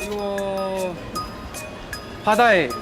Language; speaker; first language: Korean; non-native, learner; Chinese